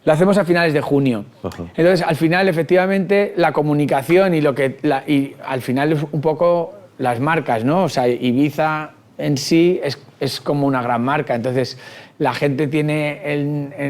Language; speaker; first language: Spanish; native; Spanish